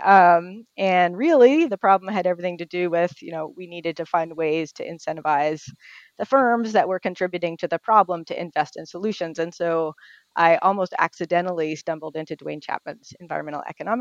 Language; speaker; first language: English; native; English